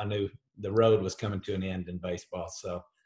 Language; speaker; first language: English; native; English